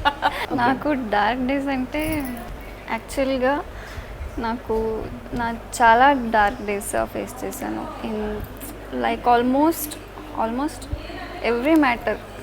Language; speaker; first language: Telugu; non-native, learner; Kannada